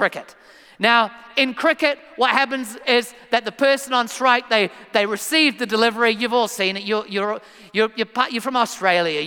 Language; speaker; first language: English; native; English